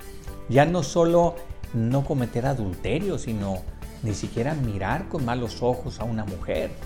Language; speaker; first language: Spanish; native; Spanish